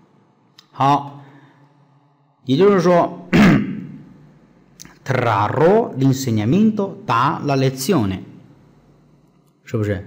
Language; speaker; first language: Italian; non-native, fluent; Chinese